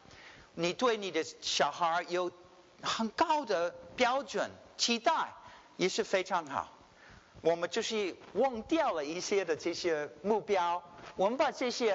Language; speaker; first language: Chinese; early bilingual, heritage; Chinese